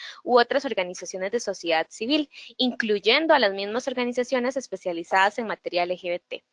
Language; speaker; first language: Spanish; native; Spanish